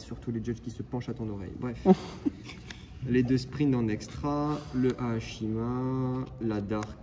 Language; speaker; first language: French; native; French